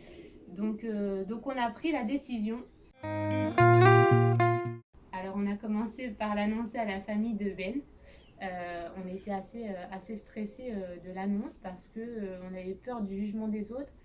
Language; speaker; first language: French; native; French